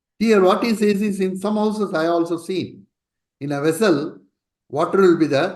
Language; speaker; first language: English; non-native, local second language; Tamil